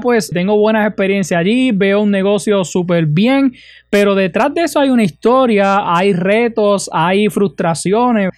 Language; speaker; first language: Spanish; native; Spanish